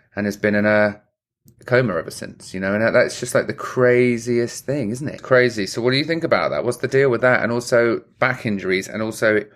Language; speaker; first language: English; native; English